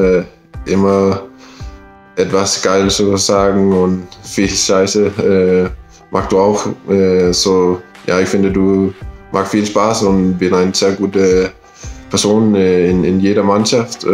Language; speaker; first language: German; non-native, learner; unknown